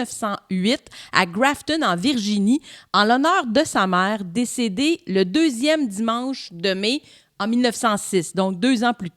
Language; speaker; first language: French; native; French